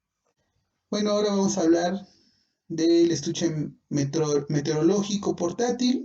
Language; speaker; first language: Spanish; native; Spanish